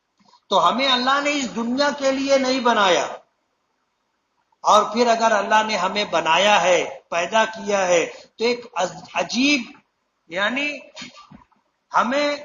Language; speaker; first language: Urdu; native; Urdu